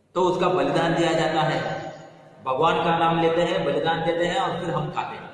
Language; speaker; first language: Hindi; non-native, local second language; Kannada